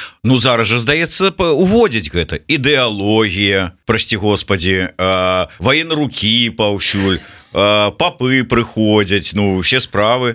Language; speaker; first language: Belarusian; native; Belarusian